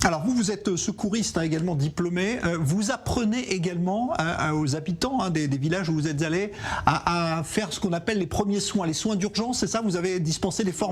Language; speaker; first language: French; native; French